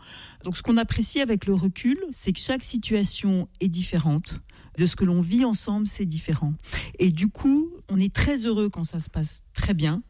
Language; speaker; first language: French; native; French